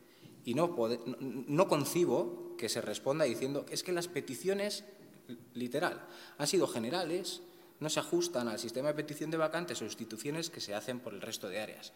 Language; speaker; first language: Spanish; native; Spanish